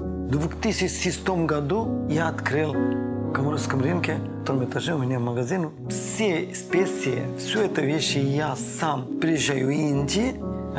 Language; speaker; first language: Russian; non-native, learner; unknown